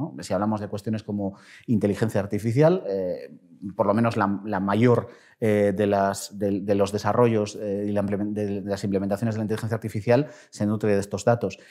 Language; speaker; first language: Spanish; native; Spanish